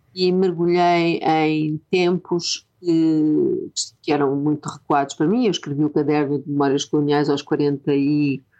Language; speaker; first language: Portuguese; native; Portuguese